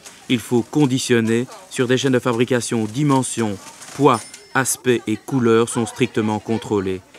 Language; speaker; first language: French; native; French